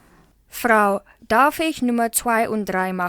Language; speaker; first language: German; non-native, learner; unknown